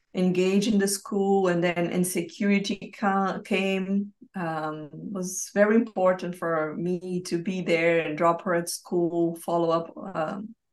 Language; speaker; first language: English; non-native, fluent; Portuguese